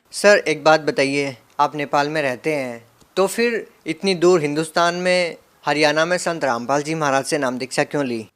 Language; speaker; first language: Hindi; native; Hindi